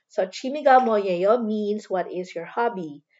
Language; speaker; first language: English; non-native, local second language; Filipino